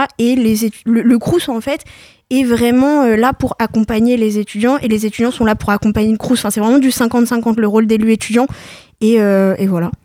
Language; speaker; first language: French; native; French